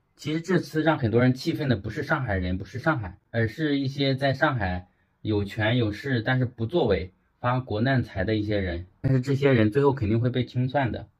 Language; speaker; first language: Chinese; native; Chinese